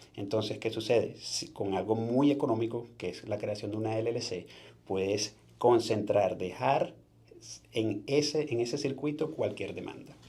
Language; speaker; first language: Spanish; native; Spanish